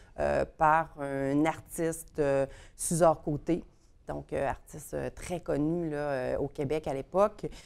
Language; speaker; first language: French; native; French